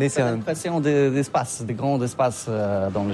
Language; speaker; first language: French; non-native, learner; Polish